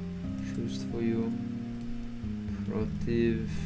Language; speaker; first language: Russian; non-native, learner; English